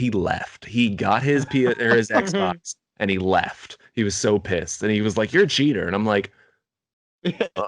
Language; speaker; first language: English; native; English